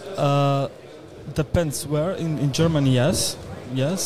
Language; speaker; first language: English; non-native, fluent; Bosnian